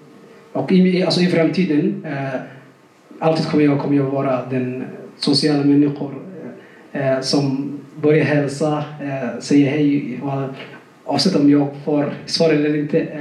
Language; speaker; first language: Swedish; non-native, fluent; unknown